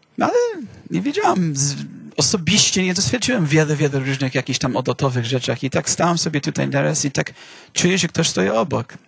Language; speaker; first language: Polish; non-native, fluent; English